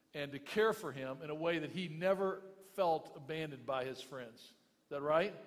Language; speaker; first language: English; native; English